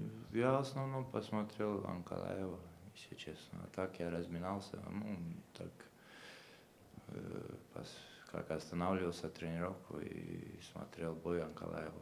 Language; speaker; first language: Russian; non-native, local second language; Chechen